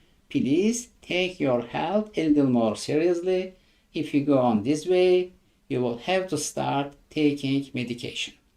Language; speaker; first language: English; non-native, fluent; Turkish